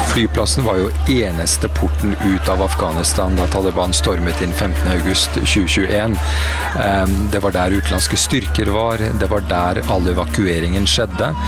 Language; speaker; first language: Norwegian; early bilingual, other home language; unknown